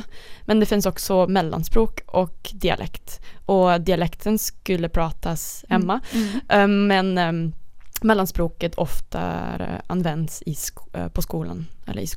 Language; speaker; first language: Swedish; non-native, learner; Dutch